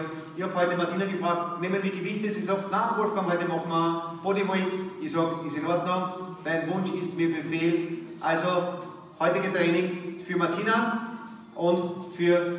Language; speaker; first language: German; native; German